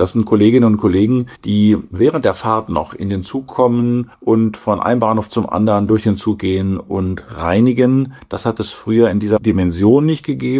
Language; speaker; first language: German; native; German